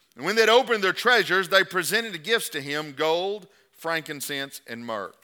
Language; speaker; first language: English; native; English